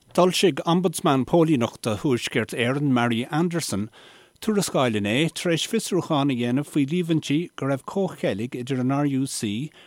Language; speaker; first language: Irish; native; Irish